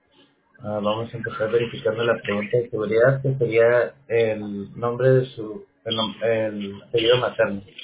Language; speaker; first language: Spanish; native; Spanish